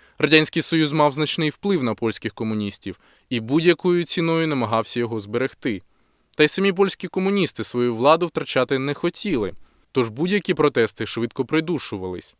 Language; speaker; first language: Ukrainian; native; Ukrainian